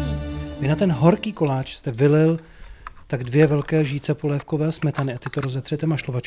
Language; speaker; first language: Czech; native; Czech